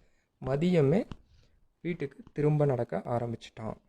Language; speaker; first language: Tamil; native; Tamil